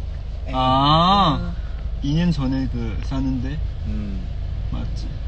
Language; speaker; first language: Korean; non-native, fluent; Chinese